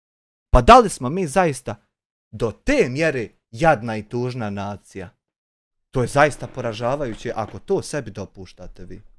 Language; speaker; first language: Bosnian; native; Bosnian